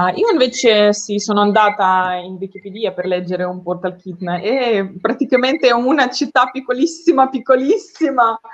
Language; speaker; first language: Italian; non-native, learner; Ukrainian